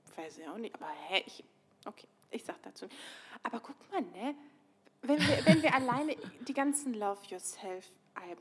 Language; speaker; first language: German; native; German